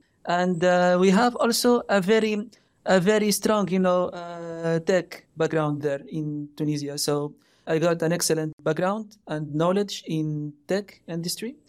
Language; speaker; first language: English; non-native, fluent; Arabic